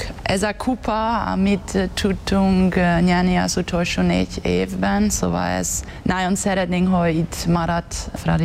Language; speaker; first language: Hungarian; non-native, learner; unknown